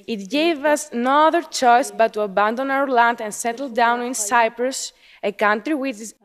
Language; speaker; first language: English; non-native, fluent; Arabic